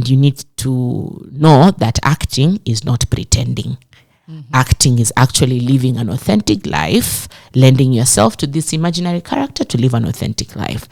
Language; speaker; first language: English; non-native, local second language; Swahili